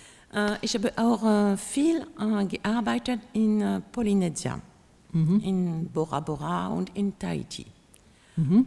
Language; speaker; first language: German; non-native, learner; French